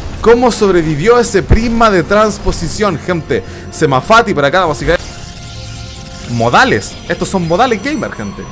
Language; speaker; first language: Spanish; native; Spanish